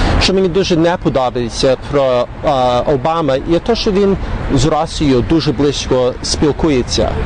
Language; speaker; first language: Ukrainian; early bilingual, heritage; Ukrainian